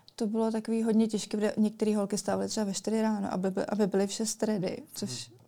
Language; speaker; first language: Czech; native; Czech